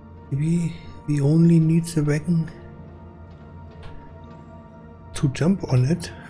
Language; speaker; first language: English; non-native, learner; German